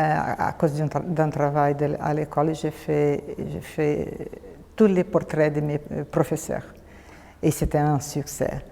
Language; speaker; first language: French; non-native, fluent; Portuguese